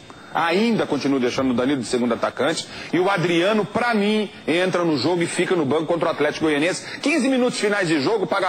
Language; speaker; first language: Portuguese; native; Portuguese